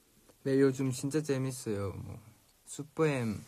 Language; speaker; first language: Korean; non-native, fluent; Thai